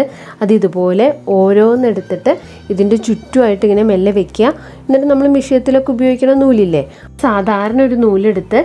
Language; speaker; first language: Malayalam; native; Malayalam